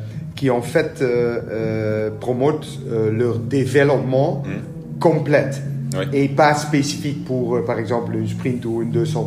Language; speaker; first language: French; non-native, learner; Dutch